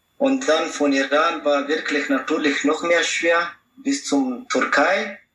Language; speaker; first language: German; non-native, learner; Pashto